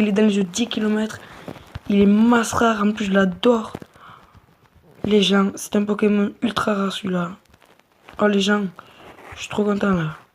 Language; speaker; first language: French; native; French